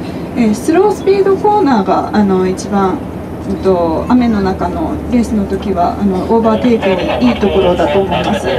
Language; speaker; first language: Japanese; non-native, fluent; French